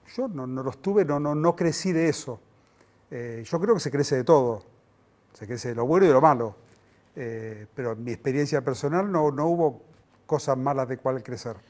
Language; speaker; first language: Spanish; native; Spanish